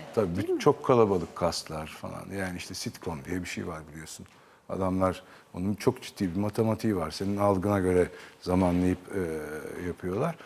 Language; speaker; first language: Turkish; native; Turkish